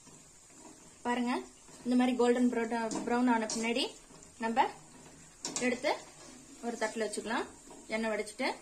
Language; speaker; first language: Tamil; native; Tamil